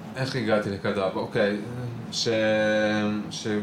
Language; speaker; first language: Hebrew; non-native, fluent; Italian